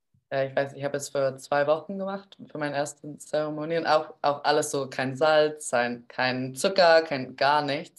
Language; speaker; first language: German; non-native, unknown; English